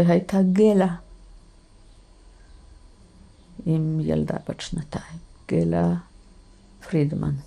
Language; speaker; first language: Hebrew; non-native, fluent; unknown